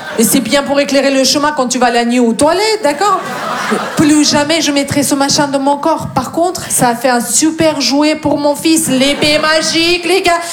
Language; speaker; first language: French; non-native, fluent; Russian